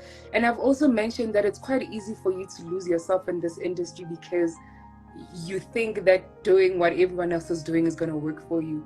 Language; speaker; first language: English; non-native, local second language; Tswana